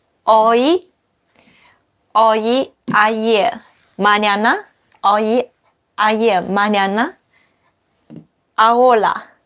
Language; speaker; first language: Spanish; non-native, learner; Chinese